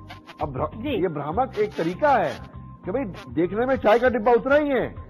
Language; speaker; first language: Hindi; native; Hindi